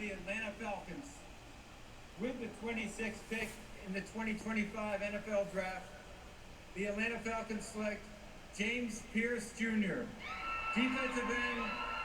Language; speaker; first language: English; native; English